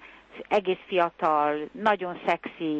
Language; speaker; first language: Hungarian; early bilingual, heritage; Hungarian